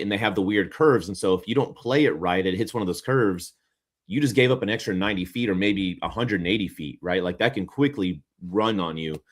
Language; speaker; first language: English; native; English